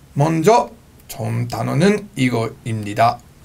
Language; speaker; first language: Korean; non-native, learner; English